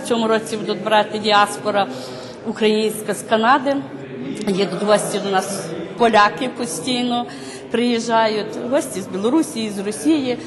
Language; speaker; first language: Ukrainian; native; Ukrainian